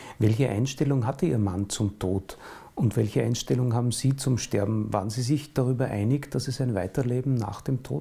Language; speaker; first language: German; native; German